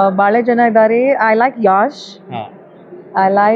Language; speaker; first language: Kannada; non-native, learner; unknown